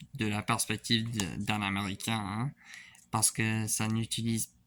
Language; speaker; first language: French; non-native, fluent; English